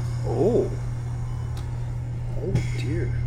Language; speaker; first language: English; native; English